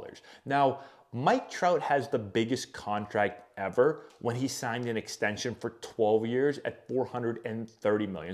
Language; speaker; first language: English; native; English